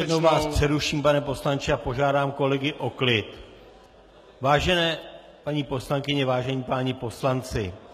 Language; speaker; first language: Czech; native; Czech